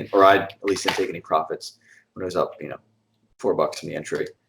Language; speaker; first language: English; native; English